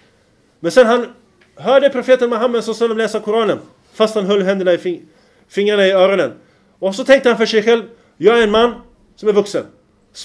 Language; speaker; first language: Swedish; non-native, fluent; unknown